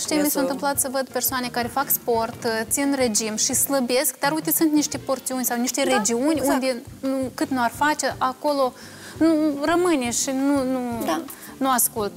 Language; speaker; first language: Romanian; native; Romanian